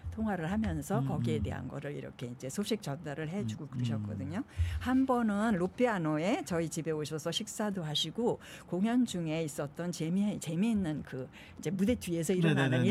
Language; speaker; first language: Korean; native; Korean